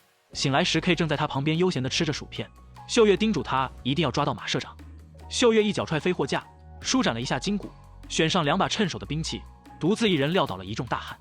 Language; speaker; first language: Chinese; native; Chinese